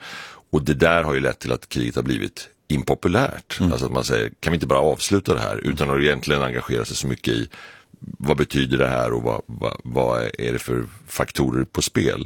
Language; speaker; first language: Swedish; native; Swedish